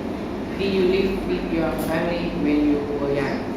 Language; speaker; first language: English; non-native, learner; Thai